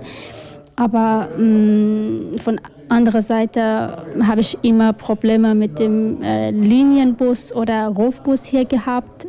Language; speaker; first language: German; non-native, learner; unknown